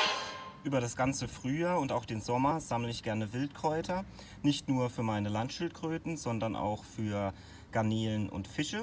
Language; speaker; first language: German; native; German